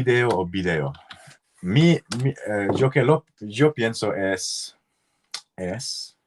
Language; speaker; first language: Spanish; non-native, learner; English